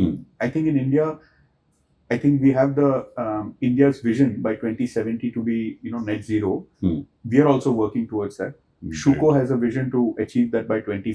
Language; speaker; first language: English; non-native, local second language; Hindi